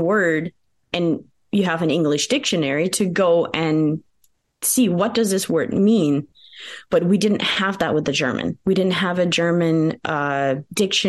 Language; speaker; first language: English; early bilingual, other home language; Pennsylvania German